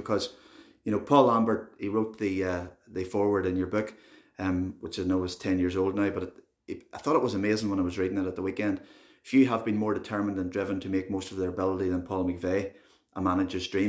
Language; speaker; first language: English; native; English